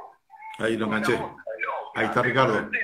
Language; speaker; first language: Spanish; native; Spanish